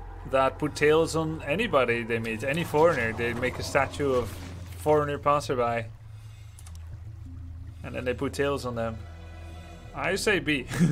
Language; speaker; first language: English; non-native, fluent; Dutch